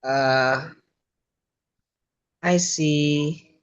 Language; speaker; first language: English; non-native, learner; Vietnamese